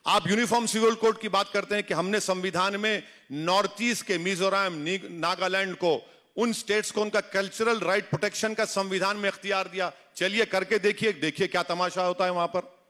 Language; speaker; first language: Hindi; non-native, local second language; Urdu